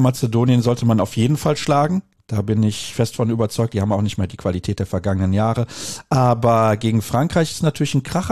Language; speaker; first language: German; native; German